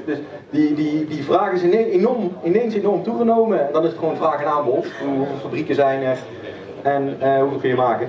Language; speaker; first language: Dutch; native; Dutch